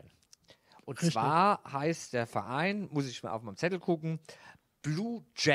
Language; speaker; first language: German; native; German